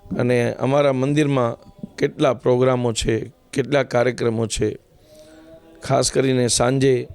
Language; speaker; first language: Gujarati; non-native, local second language; Sindhi